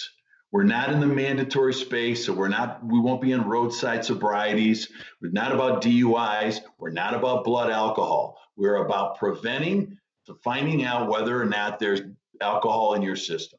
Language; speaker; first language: English; native; English